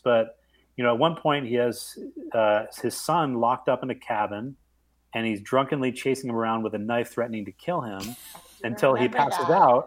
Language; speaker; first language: English; native; English